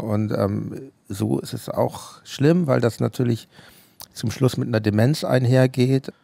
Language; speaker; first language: German; native; German